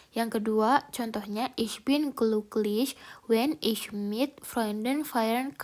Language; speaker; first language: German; non-native, learner; Indonesian